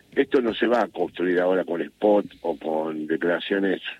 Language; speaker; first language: Spanish; native; Spanish